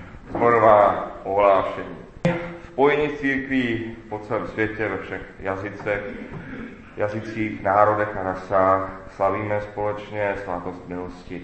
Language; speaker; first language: Czech; native; Czech